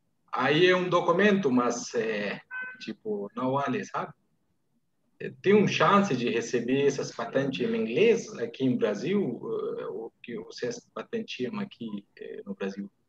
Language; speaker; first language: Portuguese; non-native, fluent; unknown